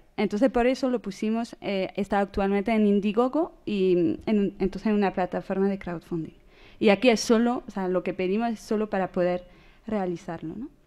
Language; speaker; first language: Spanish; non-native, fluent; French